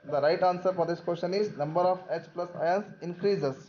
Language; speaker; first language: English; non-native, local second language; Kannada